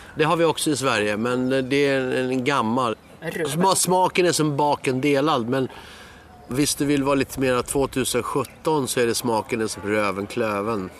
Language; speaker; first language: Swedish; native; Swedish